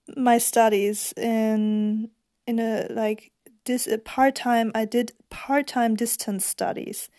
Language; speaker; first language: English; non-native, fluent; German